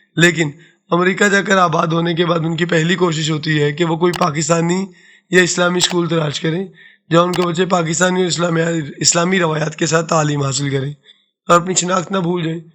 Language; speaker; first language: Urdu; non-native, local second language; Saraiki